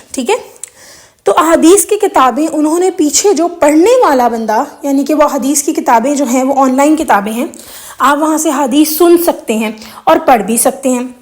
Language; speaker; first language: Urdu; native; Urdu